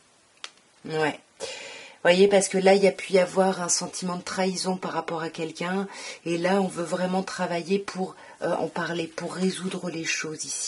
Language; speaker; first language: French; native; French